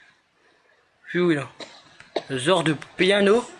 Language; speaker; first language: French; native; French